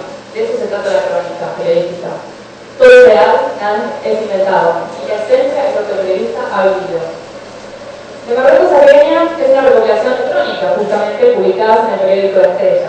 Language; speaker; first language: Spanish; native; Spanish